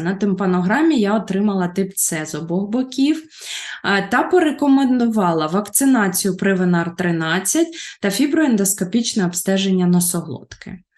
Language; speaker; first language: Ukrainian; native; Ukrainian